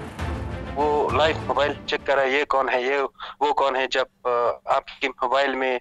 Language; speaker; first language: Hindi; non-native, learner; Persian